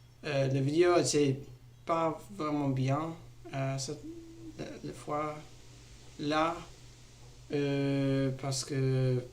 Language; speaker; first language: French; non-native, learner; English